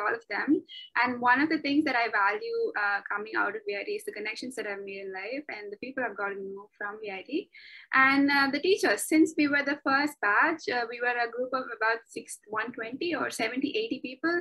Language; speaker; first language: English; non-native, local second language; Tamil